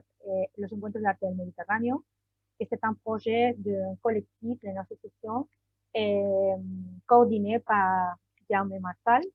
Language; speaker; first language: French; non-native, learner; Spanish